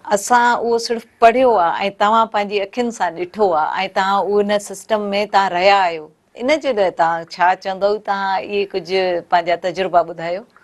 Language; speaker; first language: Sindhi; native; Sindhi